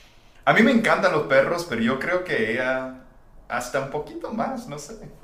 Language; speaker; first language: Spanish; non-native, fluent; English